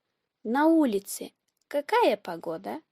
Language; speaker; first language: Russian; non-native, fluent; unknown